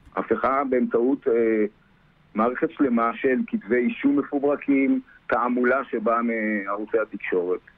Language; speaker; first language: Hebrew; native; Hebrew